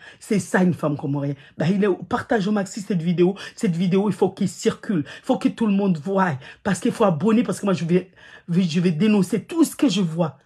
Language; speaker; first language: French; non-native, local second language; Ngazidja Comorian